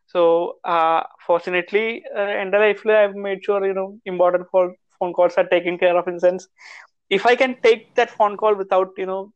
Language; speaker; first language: English; non-native, local second language; Malayalam